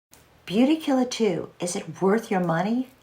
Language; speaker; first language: English; native; English